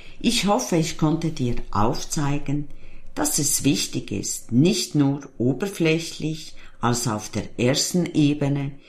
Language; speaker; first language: German; native; German